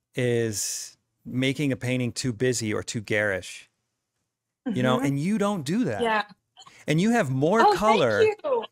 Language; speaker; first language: English; native; English